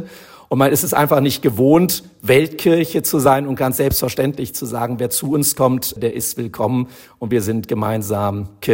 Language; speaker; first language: German; native; German